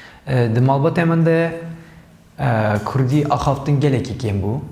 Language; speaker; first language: Kurdish; non-native, local second language; Turkish